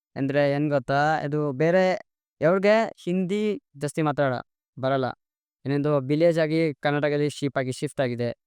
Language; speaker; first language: Kannada; non-native, learner; Assamese